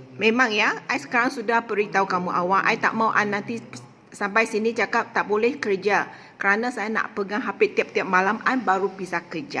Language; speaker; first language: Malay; non-native, local second language; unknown